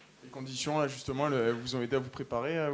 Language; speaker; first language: French; native; French